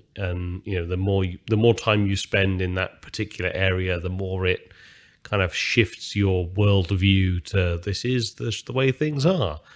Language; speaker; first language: English; native; English